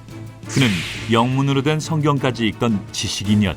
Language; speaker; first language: Korean; native; Korean